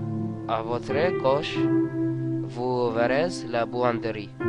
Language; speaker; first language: French; non-native, learner; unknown